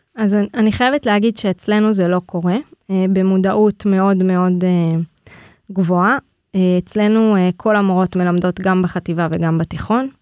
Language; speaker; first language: Hebrew; native; Hebrew